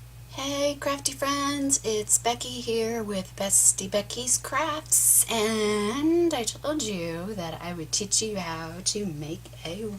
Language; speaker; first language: English; native; English